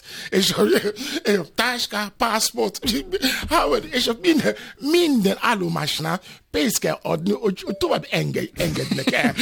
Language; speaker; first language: Hungarian; non-native, fluent; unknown